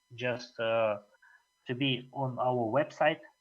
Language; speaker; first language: English; non-native, fluent; Russian